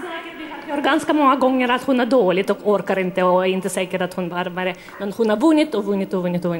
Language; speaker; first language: Swedish; non-native, fluent; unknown